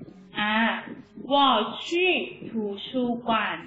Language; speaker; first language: Chinese; non-native, fluent; Thai